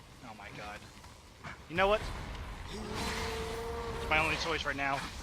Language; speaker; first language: English; native; English